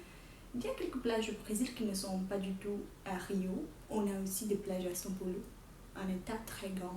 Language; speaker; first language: French; non-native, fluent; Portuguese